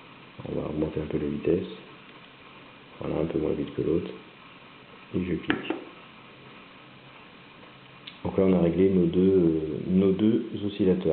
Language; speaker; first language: French; native; French